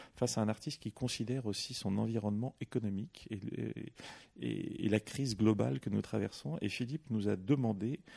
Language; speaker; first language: French; native; French